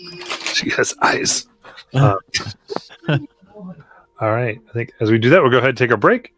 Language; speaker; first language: English; native; English